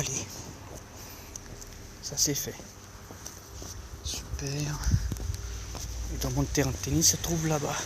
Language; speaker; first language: French; native; French